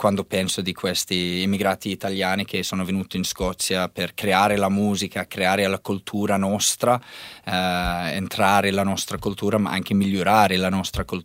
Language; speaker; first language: Italian; non-native, learner; English